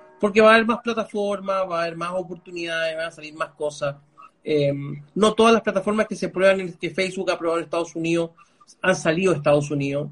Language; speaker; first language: Spanish; early bilingual, other home language; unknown